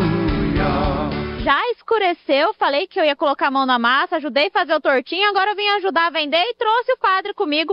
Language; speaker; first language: Portuguese; native; Portuguese